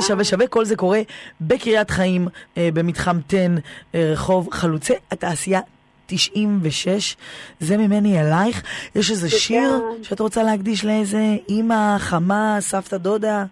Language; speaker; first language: Hebrew; native; Hebrew